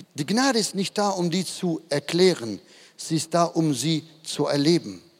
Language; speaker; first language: German; native; German